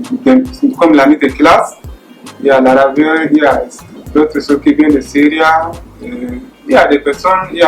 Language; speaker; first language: French; non-native, learner; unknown